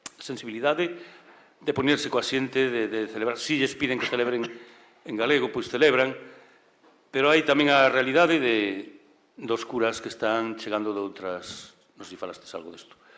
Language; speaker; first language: Galician; native; Galician